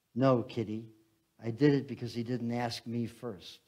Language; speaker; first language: English; native; English